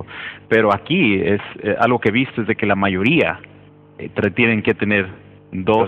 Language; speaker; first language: Spanish; early bilingual, heritage; Spanish